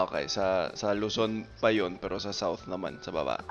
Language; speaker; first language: Filipino; non-native, fluent; English